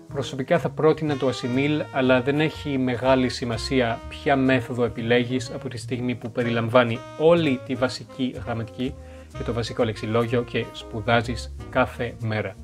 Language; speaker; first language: Greek; non-native, fluent; French